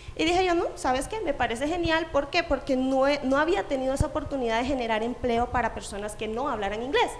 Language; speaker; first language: Spanish; native; Spanish